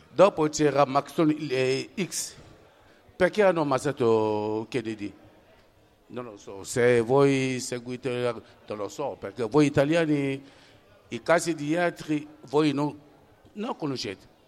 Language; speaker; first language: Italian; non-native, fluent; French